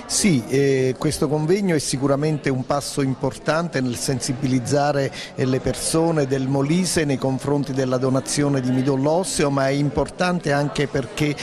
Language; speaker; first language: Italian; native; Italian